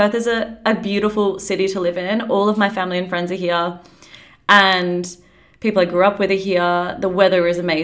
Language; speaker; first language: English; native; English